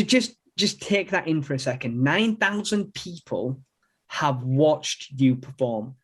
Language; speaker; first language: English; native; English